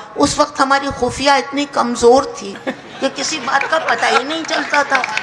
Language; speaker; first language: Urdu; native; Urdu